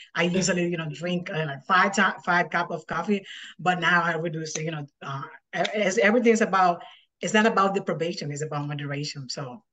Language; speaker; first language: English; non-native, fluent; Spanish